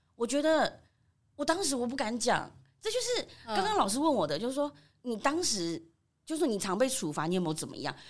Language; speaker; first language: Chinese; early bilingual, other home language; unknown